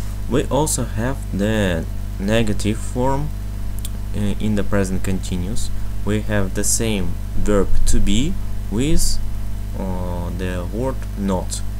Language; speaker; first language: English; non-native, fluent; Russian